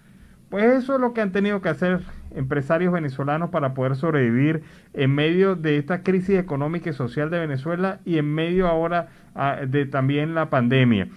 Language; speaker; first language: Spanish; native; Spanish